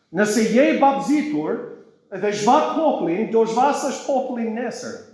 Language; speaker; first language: Albanian; non-native, fluent; English